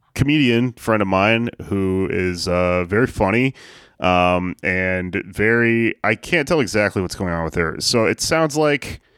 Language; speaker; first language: English; native; English